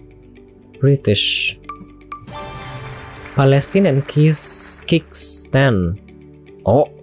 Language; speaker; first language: English; non-native, learner; Indonesian